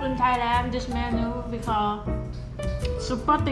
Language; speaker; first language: English; non-native, learner; Thai